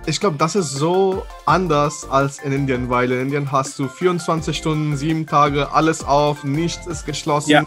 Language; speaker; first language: German; non-native, fluent; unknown